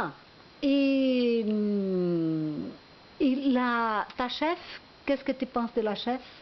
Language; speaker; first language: French; non-native, learner; Portuguese